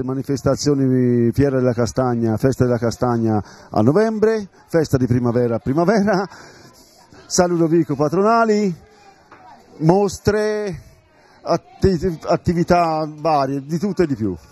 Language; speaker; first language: Italian; native; Italian